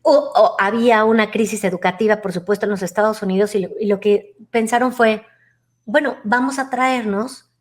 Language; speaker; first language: Spanish; native; Spanish